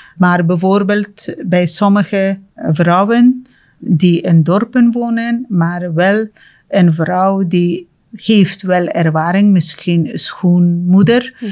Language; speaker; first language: Dutch; non-native, fluent; Persian